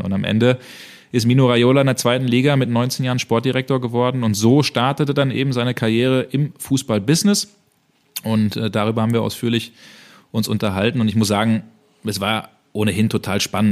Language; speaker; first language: German; native; German